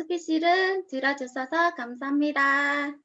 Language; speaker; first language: Korean; non-native, learner; Khmer